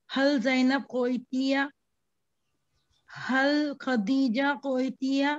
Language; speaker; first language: Arabic; non-native, learner; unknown